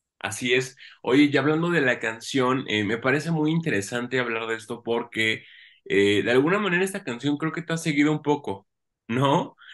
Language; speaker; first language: Spanish; native; Spanish